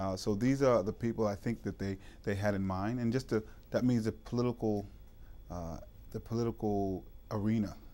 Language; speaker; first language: English; native; English